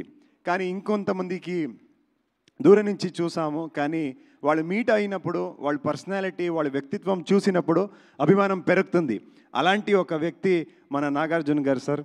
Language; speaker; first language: Telugu; non-native, learner; Kannada